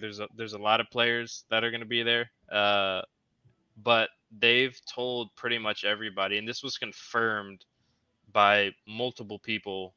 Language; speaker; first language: English; native; English